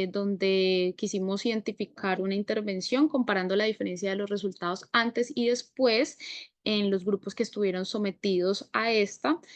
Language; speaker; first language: Spanish; native; Spanish